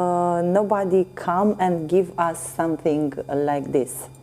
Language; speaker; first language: English; non-native, learner; Romanian